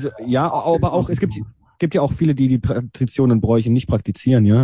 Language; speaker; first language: German; native; German